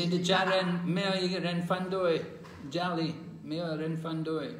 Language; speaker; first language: Chinese; non-native, fluent; English